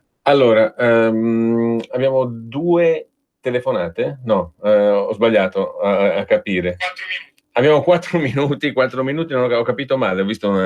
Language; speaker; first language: Italian; native; Italian